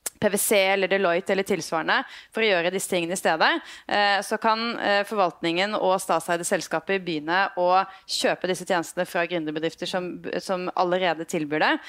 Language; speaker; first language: Norwegian; native; Norwegian